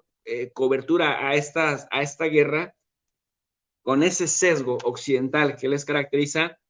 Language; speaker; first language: Spanish; native; Spanish